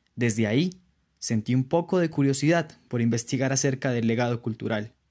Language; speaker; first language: Spanish; native; Spanish